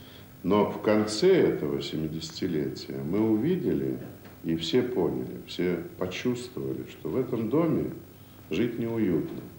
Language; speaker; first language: Russian; native; Russian